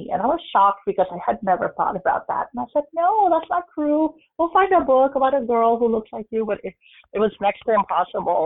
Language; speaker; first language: English; non-native, local second language; Urdu